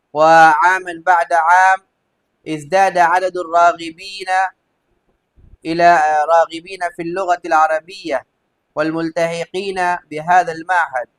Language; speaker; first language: Arabic; non-native, fluent; Urdu